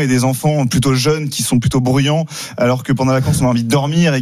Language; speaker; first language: French; native; French